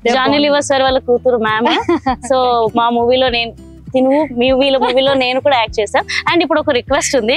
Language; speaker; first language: Telugu; native; Telugu